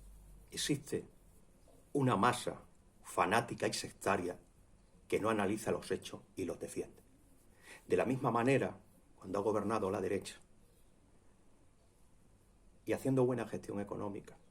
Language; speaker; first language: Spanish; native; Spanish